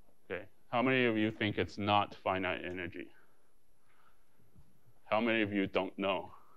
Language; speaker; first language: English; non-native, fluent; Chinese